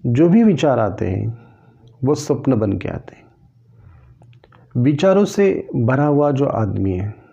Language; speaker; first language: Hindi; non-native, local second language; Marathi